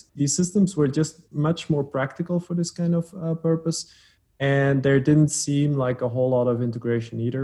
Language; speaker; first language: English; non-native, fluent; Dutch